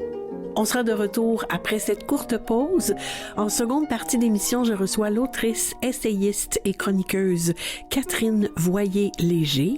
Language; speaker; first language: French; native; French